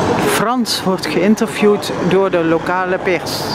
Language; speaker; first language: Dutch; native; Dutch